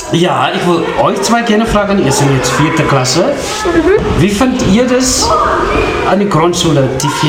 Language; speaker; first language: German; non-native, fluent; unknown